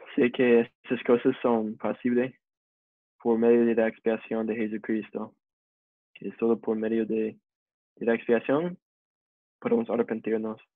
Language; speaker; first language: Spanish; non-native, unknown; English